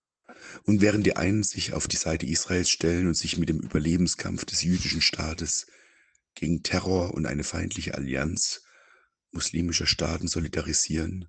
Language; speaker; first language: German; native; German